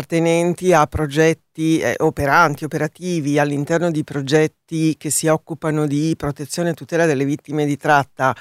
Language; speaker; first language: Italian; native; Italian